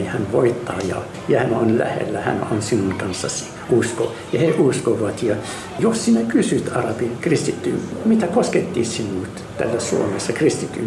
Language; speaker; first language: Finnish; non-native, fluent; Arabic